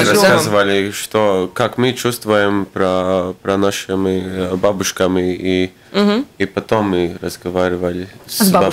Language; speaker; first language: Russian; non-native, local second language; Latvian